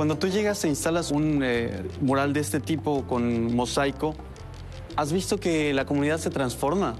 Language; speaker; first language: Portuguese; non-native, learner; Spanish